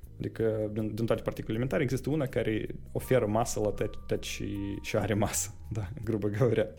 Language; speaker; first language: Romanian; non-native, local second language; Russian